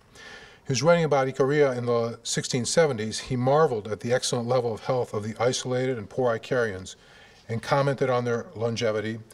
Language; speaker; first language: English; native; English